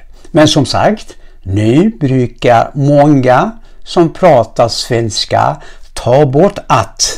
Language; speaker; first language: Swedish; non-native, fluent; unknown